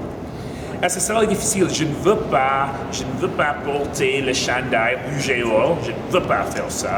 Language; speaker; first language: French; non-native, learner; English